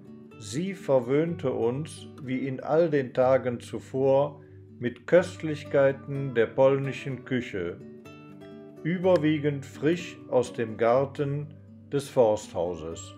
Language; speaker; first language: German; native; German